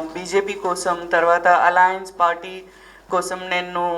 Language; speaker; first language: Telugu; non-native, learner; Gujarati